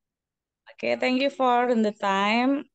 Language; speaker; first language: English; non-native, learner; Indonesian